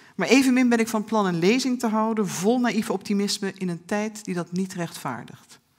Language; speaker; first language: Dutch; native; Dutch